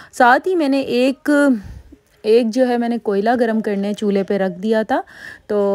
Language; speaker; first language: Urdu; native; Urdu